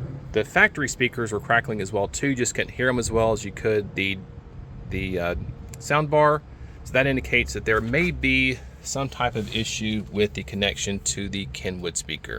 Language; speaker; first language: English; native; English